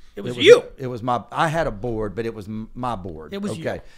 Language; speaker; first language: English; native; English